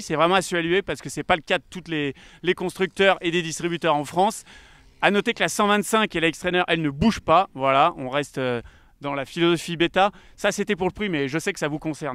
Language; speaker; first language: French; native; French